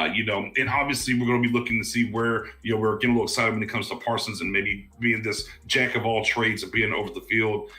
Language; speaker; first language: English; native; English